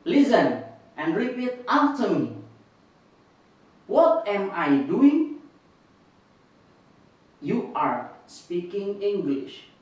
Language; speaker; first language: English; non-native, fluent; Indonesian